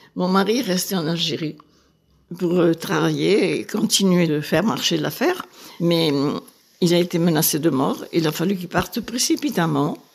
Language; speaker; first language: French; native; French